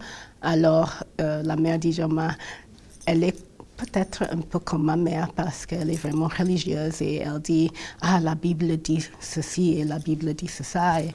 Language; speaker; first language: French; non-native, fluent; English